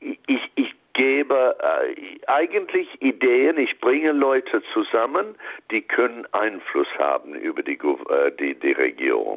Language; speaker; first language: German; non-native, fluent; English